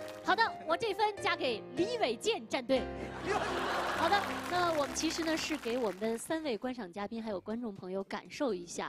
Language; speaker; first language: Chinese; native; Chinese